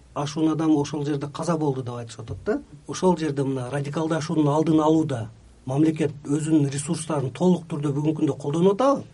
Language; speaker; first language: Kyrgyz; native; Kyrgyz